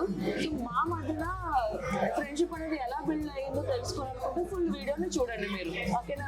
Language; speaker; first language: Telugu; native; Telugu